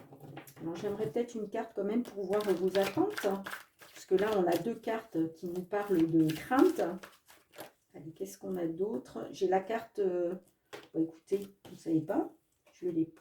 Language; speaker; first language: French; native; French